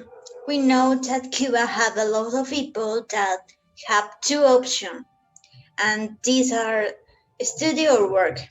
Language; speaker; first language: English; non-native, learner; Spanish